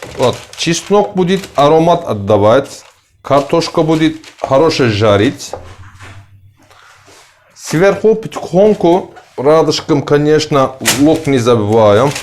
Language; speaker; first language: Russian; non-native, learner; Turkish